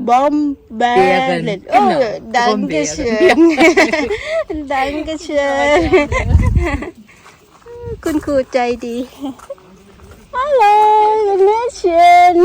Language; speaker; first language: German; non-native, learner; Thai